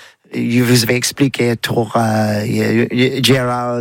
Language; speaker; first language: French; non-native, learner; English